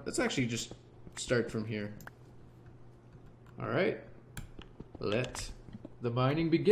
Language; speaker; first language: English; native; English